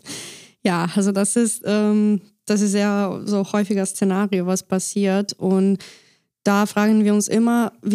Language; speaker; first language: German; non-native, fluent; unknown